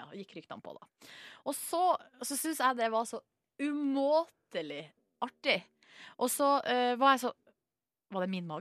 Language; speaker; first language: Norwegian; native; Norwegian